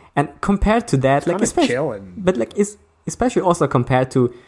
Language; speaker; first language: English; early bilingual, other home language; Hungarian